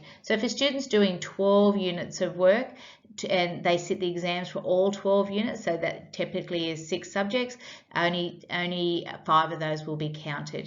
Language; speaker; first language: English; native; English